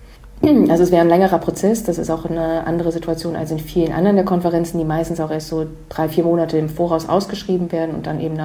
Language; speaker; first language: German; native; German